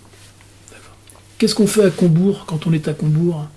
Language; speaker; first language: French; native; French